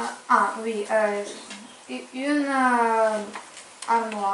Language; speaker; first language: French; non-native, learner; Ukrainian